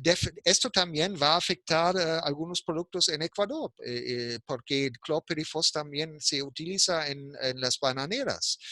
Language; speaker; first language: Spanish; non-native, fluent; German